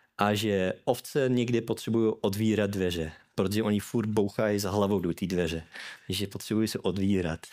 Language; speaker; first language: Czech; non-native, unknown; English